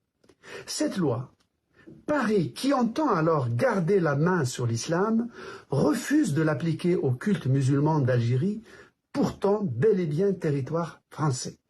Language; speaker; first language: French; native; French